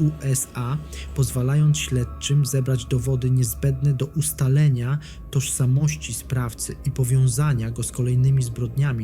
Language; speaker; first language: Polish; native; Polish